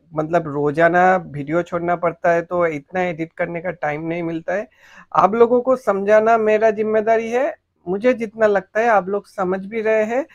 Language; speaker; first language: Hindi; native; Hindi